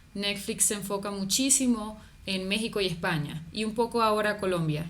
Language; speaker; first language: Spanish; native; Spanish